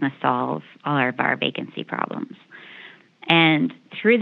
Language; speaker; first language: English; native; English